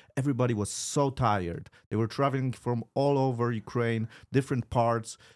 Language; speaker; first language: English; non-native, fluent; Polish